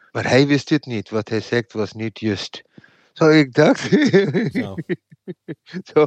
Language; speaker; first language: Dutch; non-native, fluent; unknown